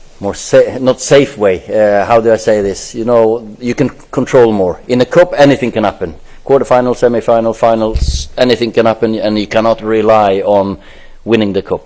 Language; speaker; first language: English; non-native, fluent; Norwegian